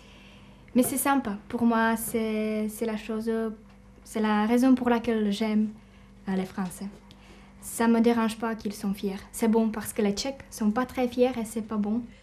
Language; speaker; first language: French; non-native, fluent; Czech